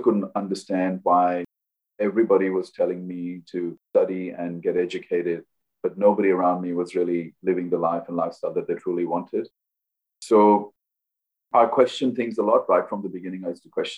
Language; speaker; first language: English; non-native, local second language; Hindi